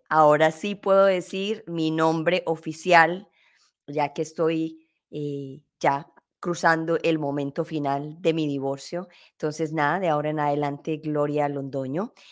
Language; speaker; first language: Spanish; native; Spanish